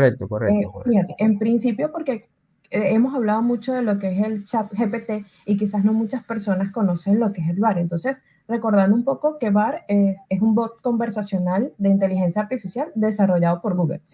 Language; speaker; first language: Spanish; native; Spanish